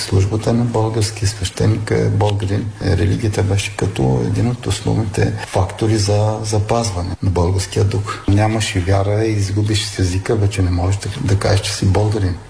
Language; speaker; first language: Bulgarian; early bilingual, heritage; Bulgarian